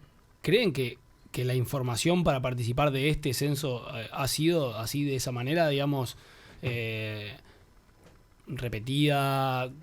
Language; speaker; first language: Spanish; native; Spanish